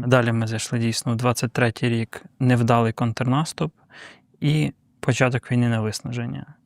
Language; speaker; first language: Ukrainian; native; Ukrainian